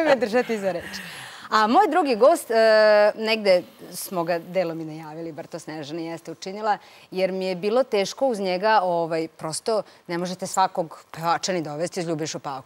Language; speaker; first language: Serbian; native; Serbian